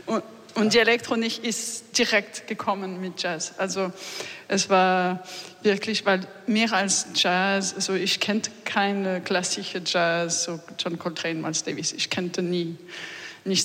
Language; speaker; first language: German; non-native, fluent; French